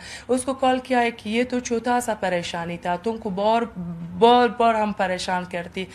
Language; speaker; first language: Hindi; non-native, learner; Persian